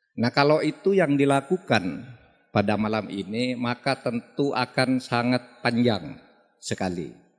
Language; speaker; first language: Indonesian; non-native, local second language; Madurese